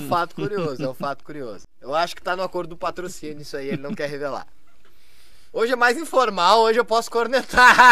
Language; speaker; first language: Portuguese; native; Portuguese